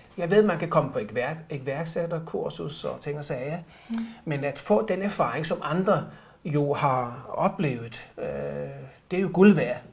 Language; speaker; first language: Danish; native; Danish